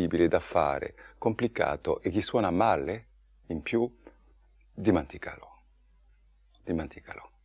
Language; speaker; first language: Italian; non-native, fluent; French